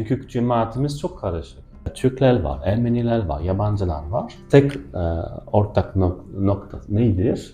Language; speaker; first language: Turkish; non-native, fluent; French